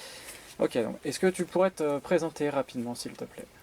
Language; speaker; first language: French; native; French